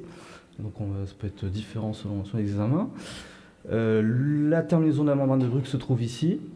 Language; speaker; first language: French; native; French